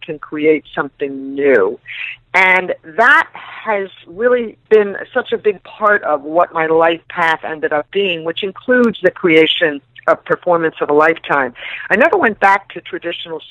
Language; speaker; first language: English; native; English